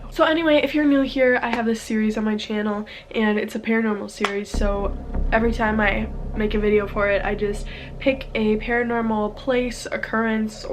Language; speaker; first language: English; native; English